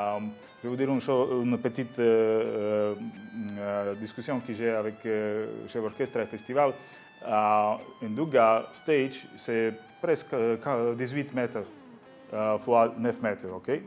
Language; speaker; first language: French; non-native, learner; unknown